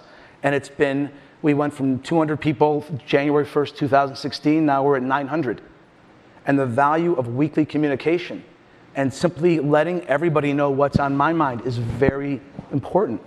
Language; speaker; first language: English; native; English